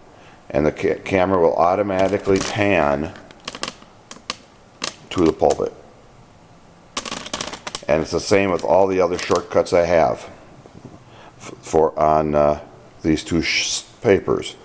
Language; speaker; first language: English; native; English